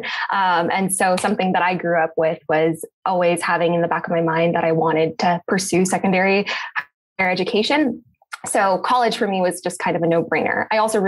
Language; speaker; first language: English; native; English